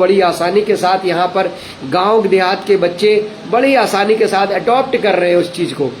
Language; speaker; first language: Hindi; native; Hindi